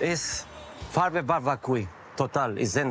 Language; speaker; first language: German; non-native, learner; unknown